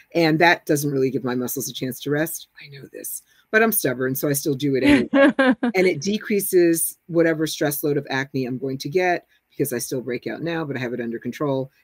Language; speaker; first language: English; native; English